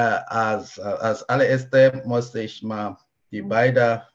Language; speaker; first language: German; non-native, fluent; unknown